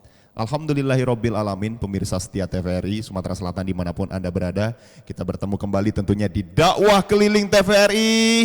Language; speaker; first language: Indonesian; native; Indonesian